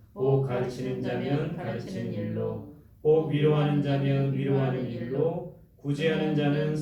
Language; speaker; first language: Korean; native; Korean